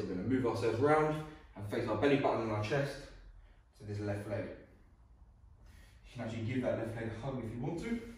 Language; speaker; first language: English; native; English